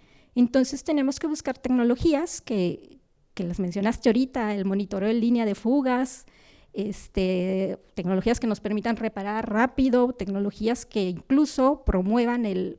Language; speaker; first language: Spanish; native; Spanish